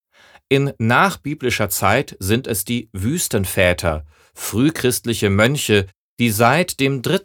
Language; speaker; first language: German; native; German